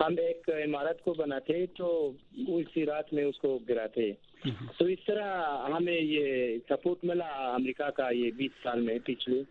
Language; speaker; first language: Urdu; non-native, fluent; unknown